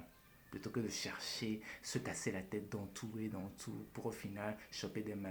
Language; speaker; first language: French; native; French